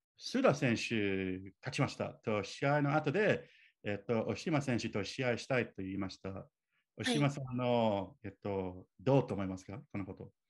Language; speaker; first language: Japanese; non-native, learner; English